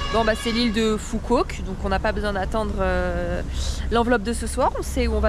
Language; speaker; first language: French; native; French